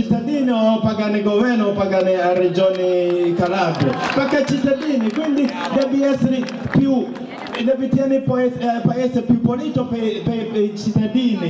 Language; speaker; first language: Italian; non-native, learner; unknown